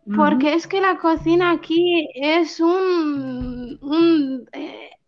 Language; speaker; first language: Spanish; early bilingual, other home language; Arabic